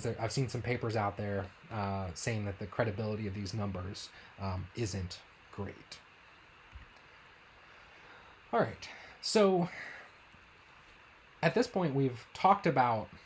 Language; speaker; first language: English; native; English